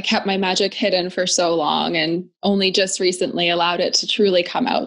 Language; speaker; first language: English; native; English